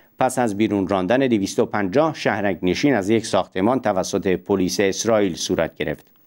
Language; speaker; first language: Persian; non-native, local second language; Central Kurdish